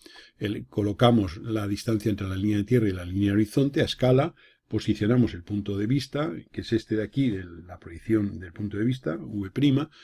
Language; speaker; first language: Spanish; native; Spanish